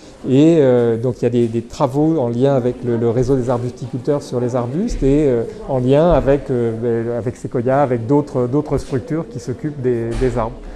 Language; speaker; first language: French; native; French